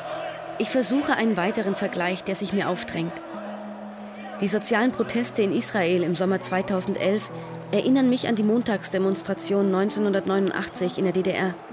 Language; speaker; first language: German; native; German